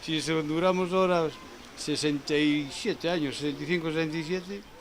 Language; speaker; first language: Spanish; non-native, local second language; Galician